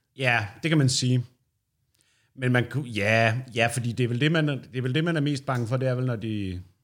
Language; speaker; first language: Danish; native; Danish